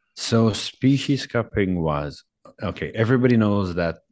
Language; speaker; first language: English; non-native, fluent; Arabic